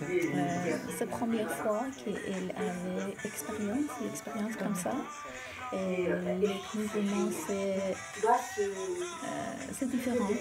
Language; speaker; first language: French; non-native, fluent; Persian